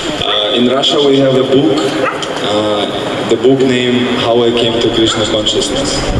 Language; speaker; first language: English; non-native, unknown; Russian